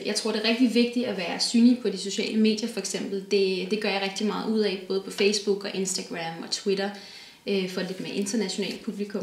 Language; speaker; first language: Danish; native; Danish